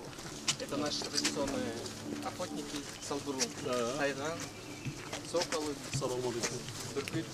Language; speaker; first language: Russian; non-native, local second language; Kyrgyz